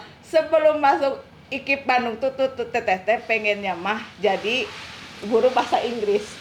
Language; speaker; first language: Indonesian; non-native, local second language; Sundanese